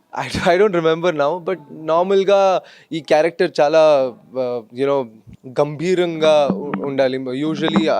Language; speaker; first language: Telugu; non-native, fluent; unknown